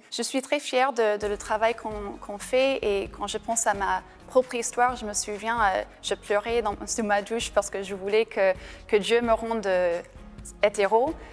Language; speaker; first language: French; non-native, fluent; English